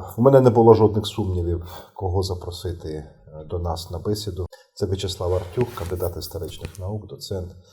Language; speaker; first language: Ukrainian; native; Ukrainian